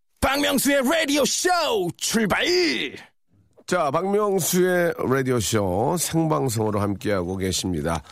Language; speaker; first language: Korean; native; Korean